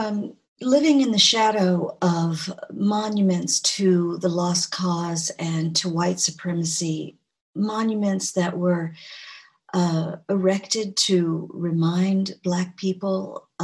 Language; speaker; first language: English; native; English